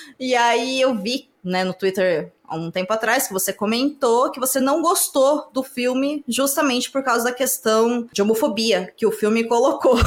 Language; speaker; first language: Portuguese; native; Portuguese